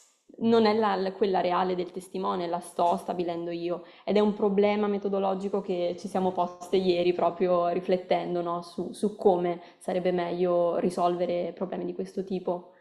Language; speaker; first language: Italian; native; Italian